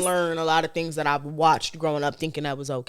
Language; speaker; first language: English; native; English